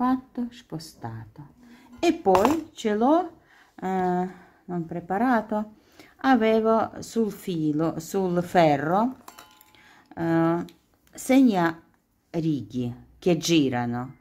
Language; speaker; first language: Italian; non-native, learner; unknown